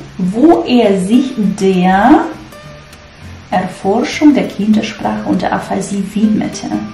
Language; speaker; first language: German; non-native, fluent; Russian